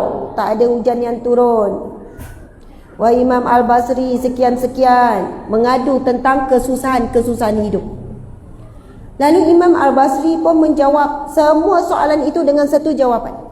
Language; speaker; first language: Malay; native; Malay